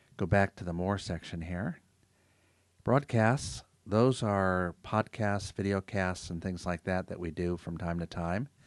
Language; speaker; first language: English; native; English